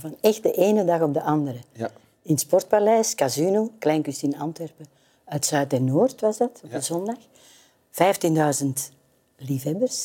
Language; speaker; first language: Dutch; native; Dutch